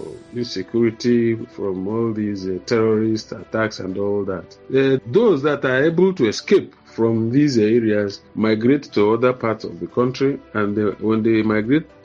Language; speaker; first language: English; non-native, local second language; Igbo